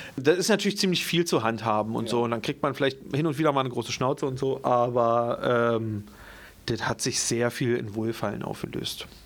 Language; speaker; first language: German; native; German